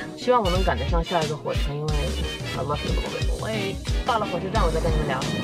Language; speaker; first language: Chinese; early bilingual, heritage; Chinese